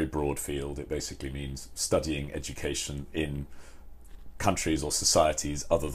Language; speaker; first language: English; native; English